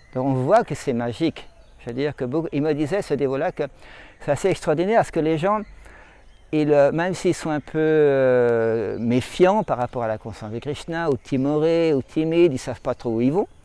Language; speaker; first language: French; native; French